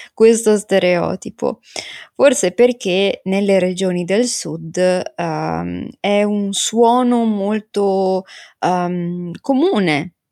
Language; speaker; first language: Italian; native; Italian